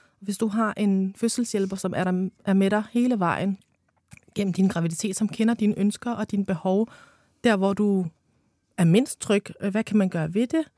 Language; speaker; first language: Danish; early bilingual, other home language; Romanian